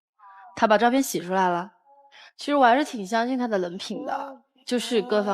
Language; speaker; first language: Chinese; native; Chinese